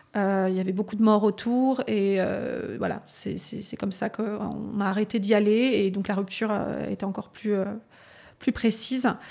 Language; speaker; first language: French; native; French